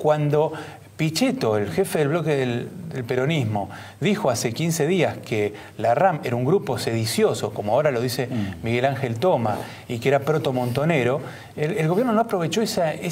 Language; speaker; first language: Spanish; native; Spanish